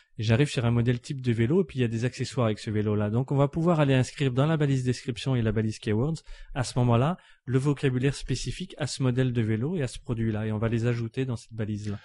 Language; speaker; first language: French; native; French